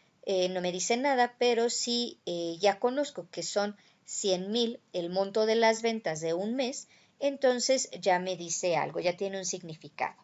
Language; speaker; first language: Spanish; native; Spanish